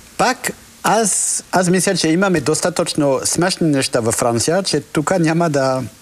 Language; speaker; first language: Bulgarian; non-native, learner; French